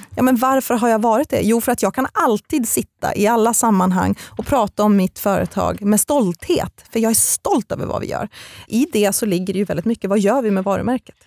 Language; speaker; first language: Swedish; native; Swedish